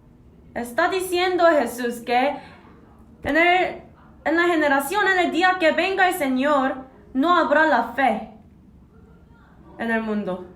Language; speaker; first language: Spanish; non-native, fluent; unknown